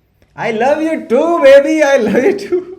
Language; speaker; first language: English; non-native, learner; Hindi